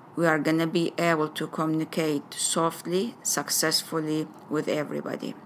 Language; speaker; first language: English; non-native, fluent; Arabic